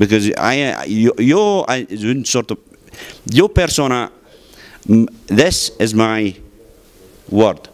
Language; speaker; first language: English; non-native, learner; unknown